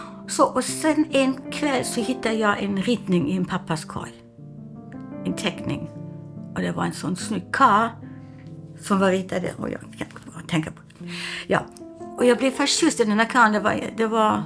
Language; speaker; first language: Swedish; non-native, fluent; German